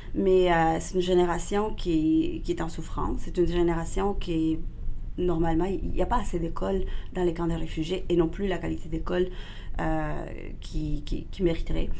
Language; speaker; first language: French; non-native, fluent; Spanish